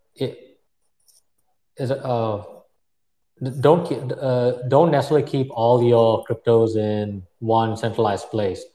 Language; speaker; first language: English; non-native, fluent; Arabic